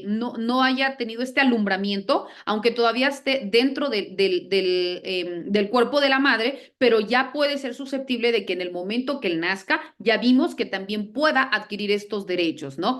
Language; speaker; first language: Spanish; native; Spanish